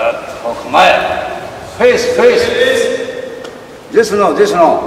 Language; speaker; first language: English; non-native, learner; Japanese